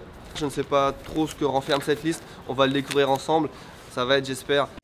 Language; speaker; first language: French; native; French